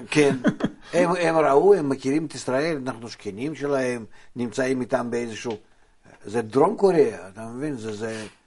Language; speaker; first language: Hebrew; non-native, fluent; Russian